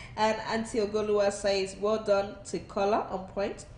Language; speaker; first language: English; non-native, local second language; Yoruba